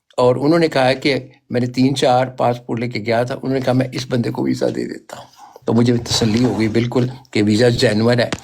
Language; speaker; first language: Urdu; non-native, local second language; Punjabi